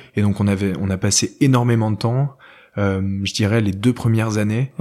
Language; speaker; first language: French; native; French